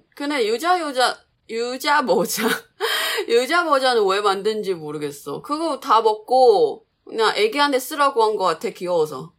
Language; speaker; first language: Korean; non-native, fluent; Chinese